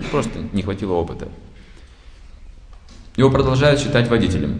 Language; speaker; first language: Russian; native; Russian